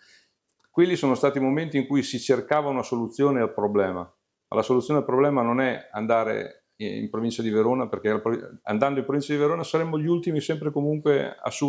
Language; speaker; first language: Italian; native; Italian